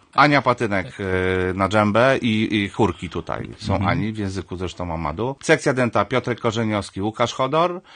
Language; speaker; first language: Polish; native; Polish